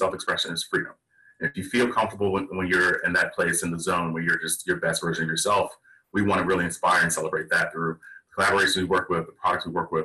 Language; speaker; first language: English; native; English